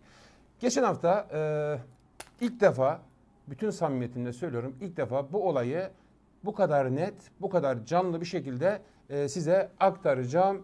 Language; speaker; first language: Turkish; native; Turkish